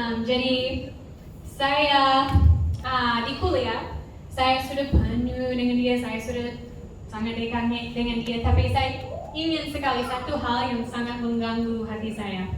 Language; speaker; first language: Indonesian; non-native, fluent; English